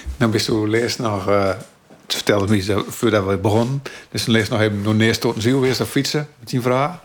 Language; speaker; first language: Dutch; native; Dutch